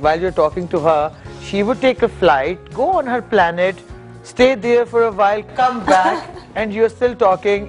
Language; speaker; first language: English; non-native, local second language; Urdu